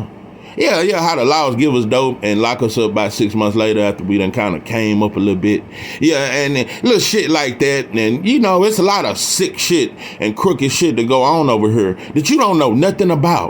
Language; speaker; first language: English; native; English